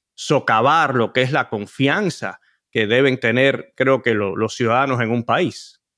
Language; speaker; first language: Spanish; early bilingual, heritage; Spanish